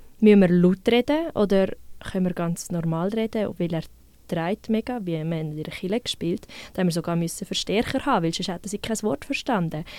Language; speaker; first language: German; native; German